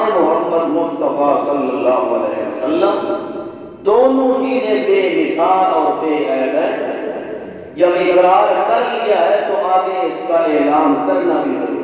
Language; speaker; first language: Urdu; non-native, local second language; Saraiki